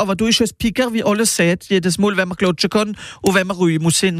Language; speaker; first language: German; non-native, local second language; Swiss German